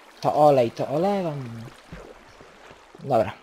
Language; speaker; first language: Polish; native; Polish